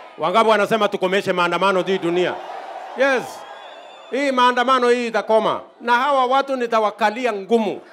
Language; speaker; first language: Swahili; non-native, local second language; Kalenjin